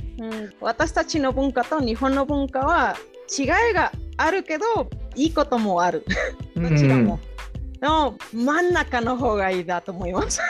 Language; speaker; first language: Japanese; non-native, fluent; Spanish